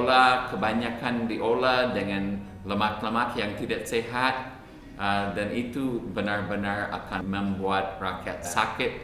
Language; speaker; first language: Indonesian; non-native, fluent; English